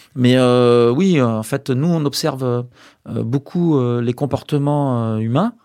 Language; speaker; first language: French; native; French